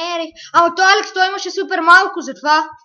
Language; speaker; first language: Bulgarian; native; Bulgarian